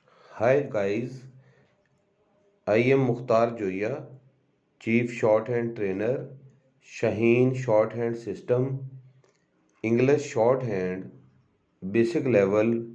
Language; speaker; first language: English; non-native, local second language; Urdu